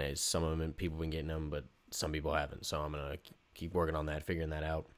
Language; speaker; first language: English; native; English